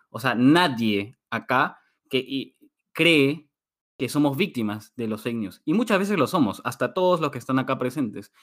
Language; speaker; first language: Spanish; native; Spanish